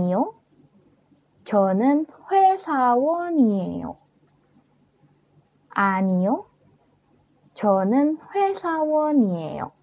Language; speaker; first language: Korean; non-native, fluent; Indonesian